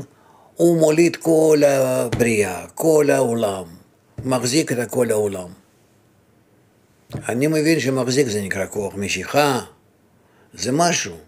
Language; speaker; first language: Hebrew; non-native, fluent; Russian